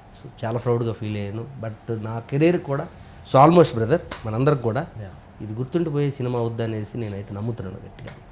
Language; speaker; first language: Telugu; native; Telugu